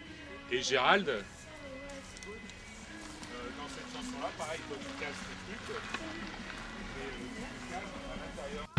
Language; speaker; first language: French; native; French